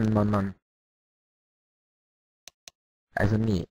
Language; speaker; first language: German; native; German